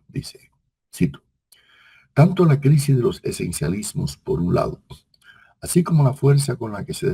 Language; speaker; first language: Spanish; native; Spanish